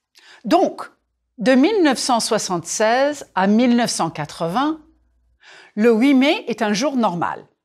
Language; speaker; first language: French; non-native, fluent; English